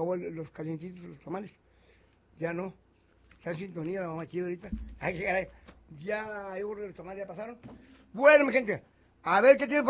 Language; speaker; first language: Spanish; native; Spanish